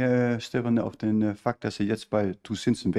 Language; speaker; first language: German; native; German